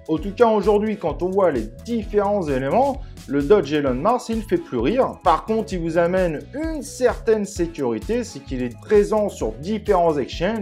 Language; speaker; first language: French; native; French